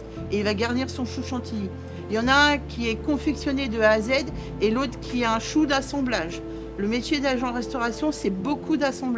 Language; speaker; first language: French; native; French